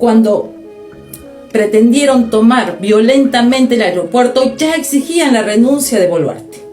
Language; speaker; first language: Spanish; native; Spanish